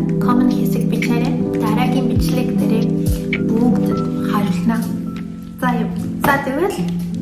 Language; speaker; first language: Mongolian; non-native, learner; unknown